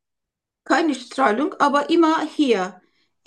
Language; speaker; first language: German; non-native, learner; Turkish